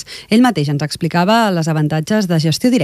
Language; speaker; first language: Catalan; native; Catalan